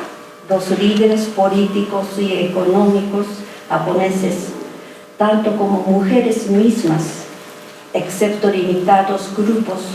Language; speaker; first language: Spanish; non-native, fluent; Japanese